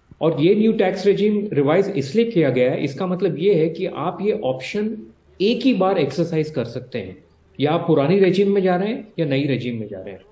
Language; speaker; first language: Hindi; native; Hindi